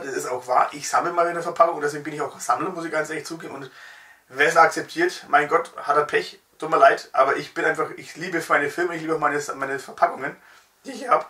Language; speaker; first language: German; native; German